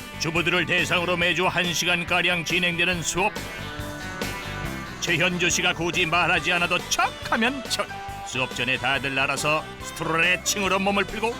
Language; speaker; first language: Korean; native; Korean